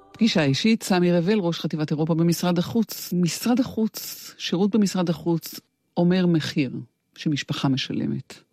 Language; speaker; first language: Hebrew; native; Hebrew